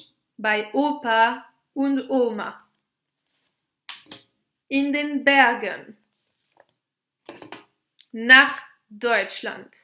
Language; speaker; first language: German; non-native, local second language; French